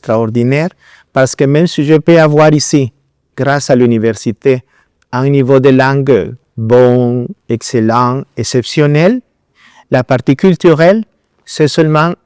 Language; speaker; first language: French; non-native, fluent; Spanish